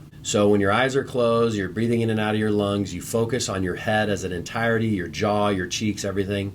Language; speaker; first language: English; native; English